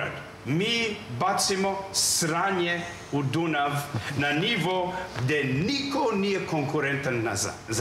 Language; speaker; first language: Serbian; non-native, learner; English